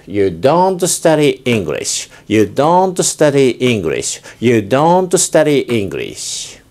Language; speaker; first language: English; non-native, fluent; Japanese